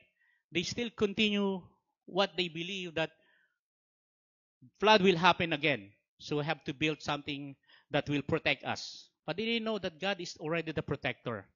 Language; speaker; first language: English; non-native, local second language; Filipino